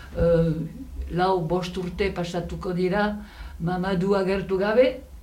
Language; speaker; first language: Basque; native; Basque